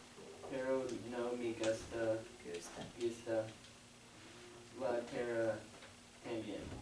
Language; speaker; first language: Spanish; non-native, learner; English